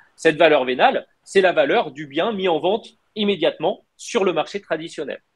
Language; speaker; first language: French; native; French